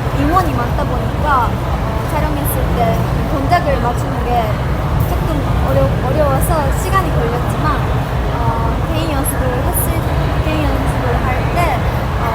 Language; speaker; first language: Korean; non-native, learner; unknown